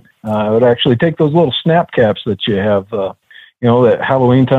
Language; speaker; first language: English; native; English